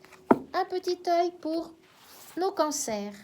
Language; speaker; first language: French; native; French